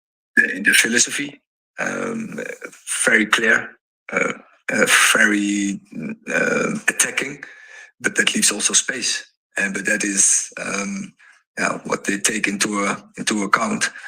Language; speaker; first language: English; non-native, fluent; Dutch